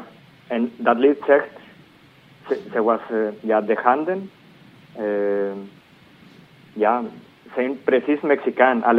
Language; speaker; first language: Dutch; non-native, fluent; Spanish